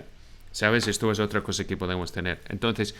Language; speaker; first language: Spanish; non-native, fluent; English